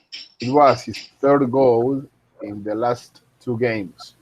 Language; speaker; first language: English; non-native, fluent; Spanish